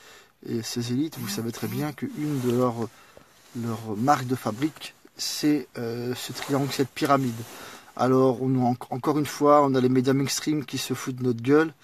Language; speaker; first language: French; native; French